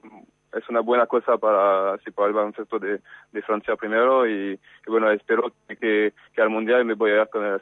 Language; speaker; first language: Spanish; non-native, fluent; French